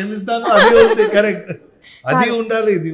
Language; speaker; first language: Telugu; native; Telugu